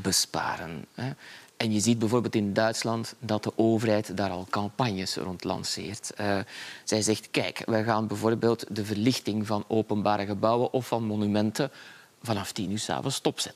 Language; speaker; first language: Dutch; native; Dutch